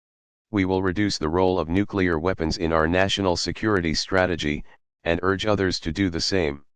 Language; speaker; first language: English; native; English